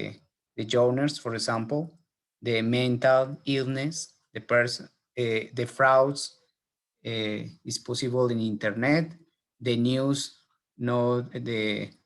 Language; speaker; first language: English; non-native, learner; Spanish